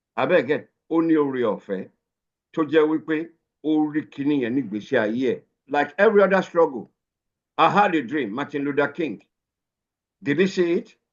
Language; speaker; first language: English; non-native, local second language; Yoruba